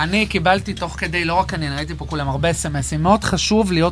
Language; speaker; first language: Hebrew; native; Hebrew